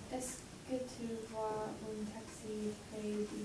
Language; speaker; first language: French; non-native, learner; English